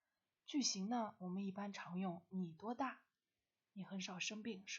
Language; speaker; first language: Chinese; non-native, fluent; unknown